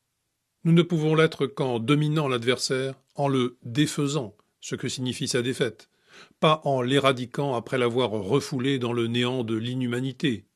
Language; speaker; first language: French; native; French